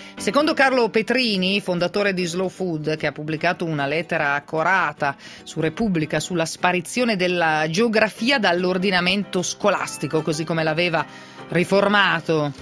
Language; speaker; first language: Italian; native; Italian